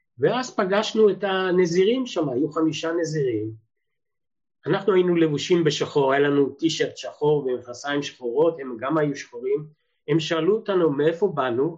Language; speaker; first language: Hebrew; early bilingual, other home language; Serbian